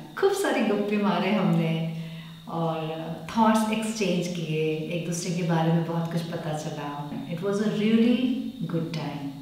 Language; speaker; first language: Hindi; native; Hindi